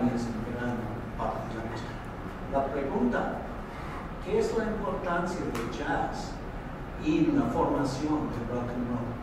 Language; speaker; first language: Spanish; non-native, fluent; English